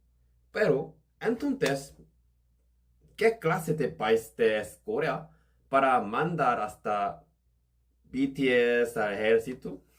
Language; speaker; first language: Spanish; non-native, learner; Korean